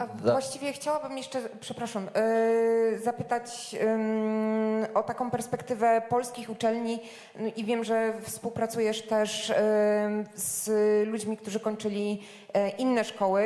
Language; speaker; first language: Polish; native; Polish